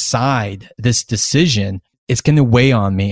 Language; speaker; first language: English; native; English